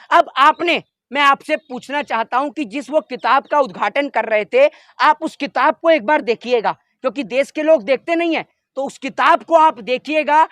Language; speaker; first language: Hindi; native; Hindi